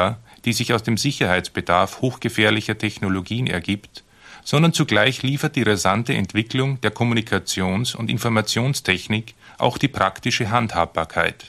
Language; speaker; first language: German; native; German